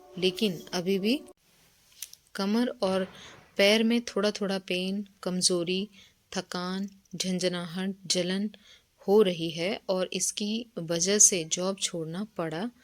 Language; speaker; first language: Hindi; native; Hindi